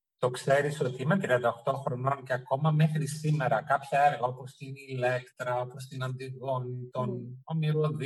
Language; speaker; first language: Greek; early bilingual, heritage; Greek